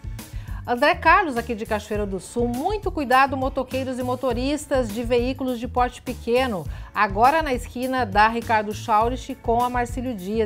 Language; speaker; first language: Portuguese; native; Portuguese